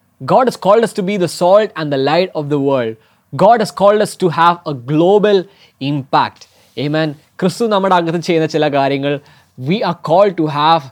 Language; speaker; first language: English; non-native, local second language; Malayalam